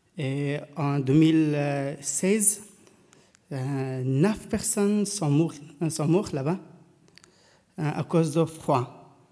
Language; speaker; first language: French; non-native, learner; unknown